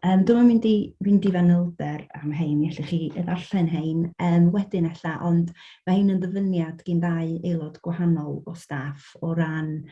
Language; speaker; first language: Welsh; native; Welsh